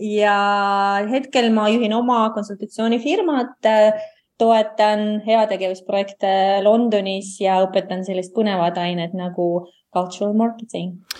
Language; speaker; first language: Estonian; non-native, local second language; Russian